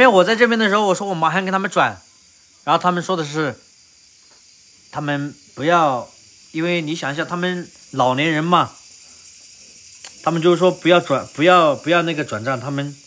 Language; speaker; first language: Chinese; native; Chinese